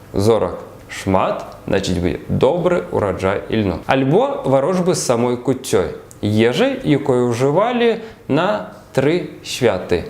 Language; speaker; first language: Belarusian; native; Belarusian